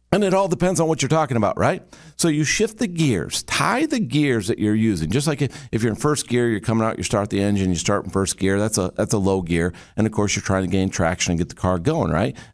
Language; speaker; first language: English; native; English